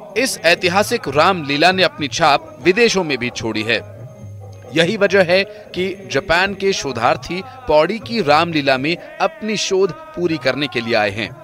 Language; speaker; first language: Hindi; native; Hindi